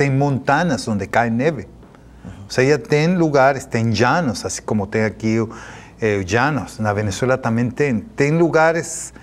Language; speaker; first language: Portuguese; non-native, fluent; Spanish